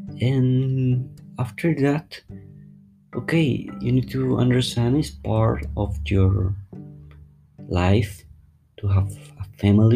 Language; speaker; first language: English; non-native, fluent; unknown